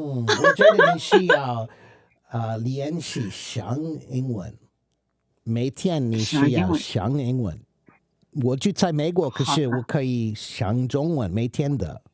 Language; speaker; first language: Chinese; non-native, learner; English